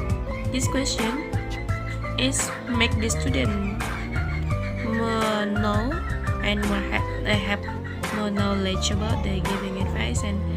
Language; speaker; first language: English; non-native, learner; Indonesian